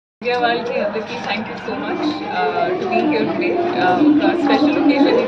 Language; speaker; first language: Telugu; non-native, learner; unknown